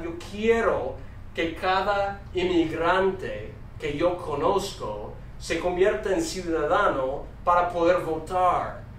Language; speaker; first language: Spanish; non-native, fluent; English